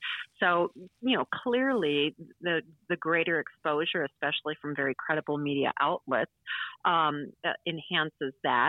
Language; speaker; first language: English; native; English